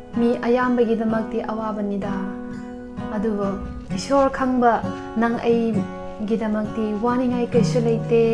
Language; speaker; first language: Manipuri; non-native, local second language; Tangkhul Naga (India)